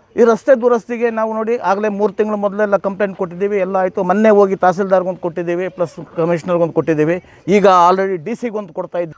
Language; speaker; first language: Kannada; native; Kannada